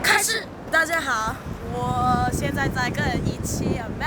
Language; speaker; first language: Chinese; non-native, learner; English